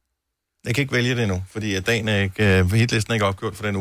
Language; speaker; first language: Danish; native; Danish